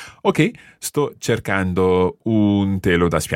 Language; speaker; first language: Italian; non-native, fluent; English